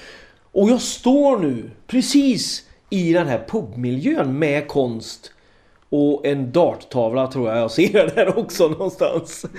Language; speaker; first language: Swedish; native; Swedish